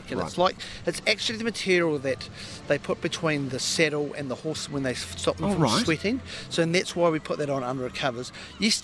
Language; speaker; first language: English; native; English